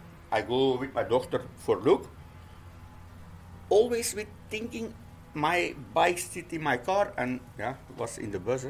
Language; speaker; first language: English; non-native, learner; Dutch